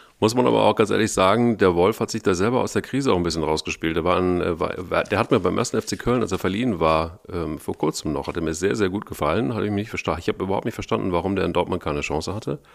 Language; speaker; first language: German; native; German